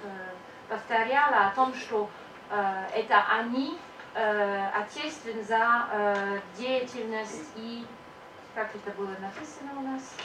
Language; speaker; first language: Russian; non-native, fluent; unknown